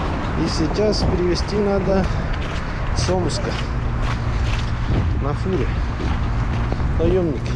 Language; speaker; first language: Russian; non-native, local second language; Yakut